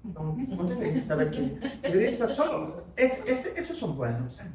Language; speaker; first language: Spanish; non-native, fluent; Portuguese